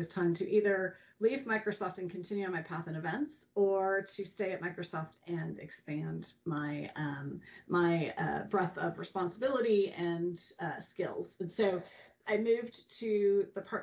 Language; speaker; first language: English; native; English